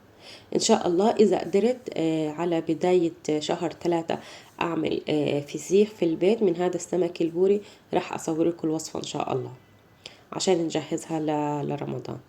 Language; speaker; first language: Arabic; native; Arabic